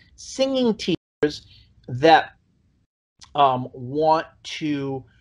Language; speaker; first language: English; native; English